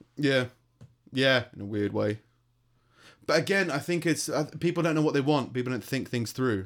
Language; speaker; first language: English; native; English